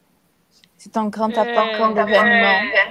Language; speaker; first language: French; non-native, fluent; Portuguese